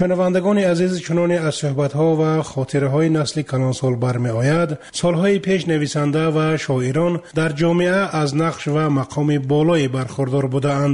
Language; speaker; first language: Tajik; native; Tajik